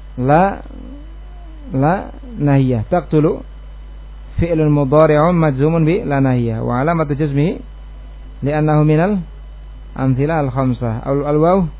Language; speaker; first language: Arabic; non-native, fluent; Indonesian